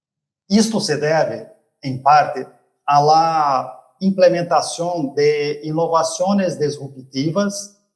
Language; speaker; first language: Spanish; non-native, fluent; Portuguese